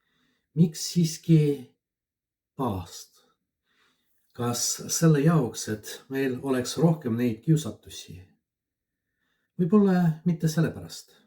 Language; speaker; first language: Estonian; non-native, fluent; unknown